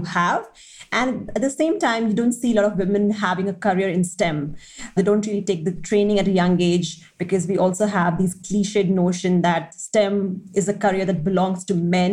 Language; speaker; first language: English; non-native, local second language; Hindi